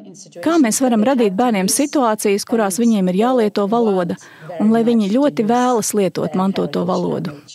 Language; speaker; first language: Latvian; native; Latvian